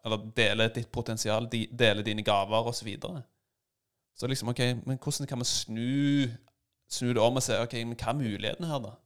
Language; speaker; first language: Norwegian; native; Norwegian